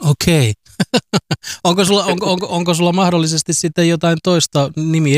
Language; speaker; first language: Finnish; native; Finnish